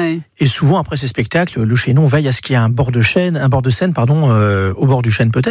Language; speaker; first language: French; native; French